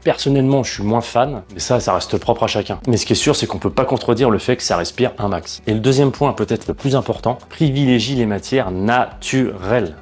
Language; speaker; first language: French; native; French